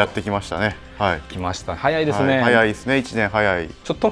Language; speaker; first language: Japanese; native; Japanese